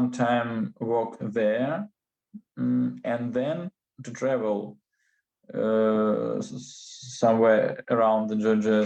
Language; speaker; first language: English; non-native, learner; Russian